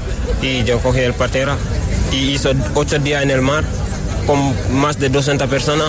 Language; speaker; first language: Spanish; non-native, learner; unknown